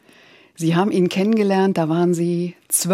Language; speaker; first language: German; native; German